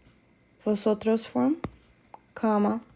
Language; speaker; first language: Spanish; non-native, fluent; English